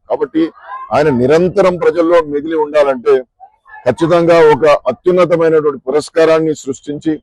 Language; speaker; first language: Telugu; native; Telugu